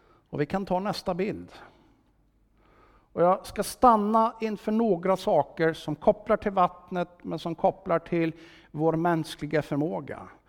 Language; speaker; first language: Swedish; native; Swedish